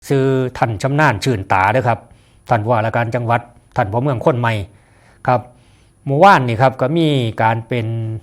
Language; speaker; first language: Thai; non-native, local second language; Northeastern Thai